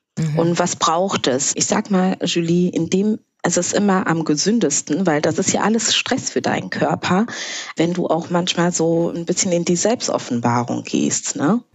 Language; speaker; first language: German; early bilingual, other home language; Kinyarwanda